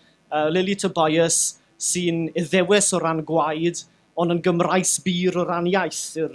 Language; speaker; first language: Welsh; native; Welsh